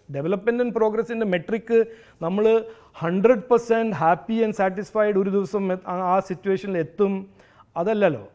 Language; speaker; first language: Malayalam; early bilingual, heritage; Malayalam